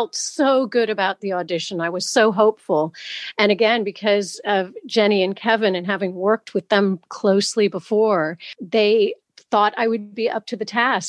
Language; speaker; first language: English; native; English